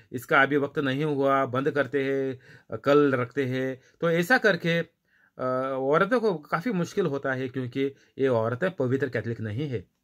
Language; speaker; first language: Hindi; non-native, local second language; Marathi